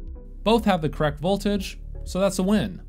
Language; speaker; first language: English; native; English